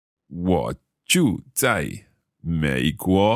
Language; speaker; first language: Chinese; non-native, learner; English